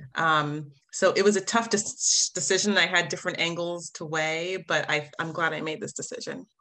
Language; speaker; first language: English; native; English